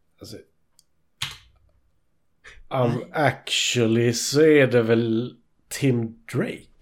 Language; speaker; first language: Swedish; native; Swedish